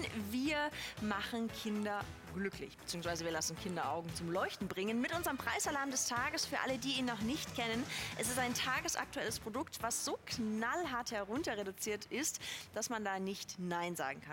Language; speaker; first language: German; native; German